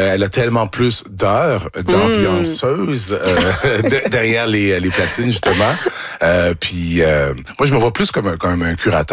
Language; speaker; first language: French; native; French